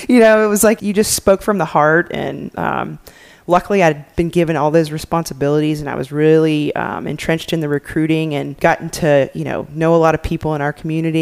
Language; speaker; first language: English; native; English